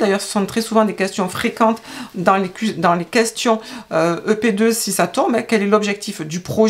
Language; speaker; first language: French; native; French